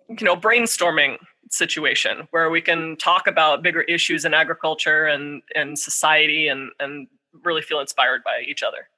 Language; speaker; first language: English; native; English